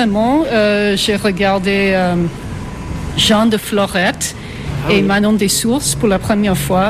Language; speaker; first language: French; non-native, fluent; English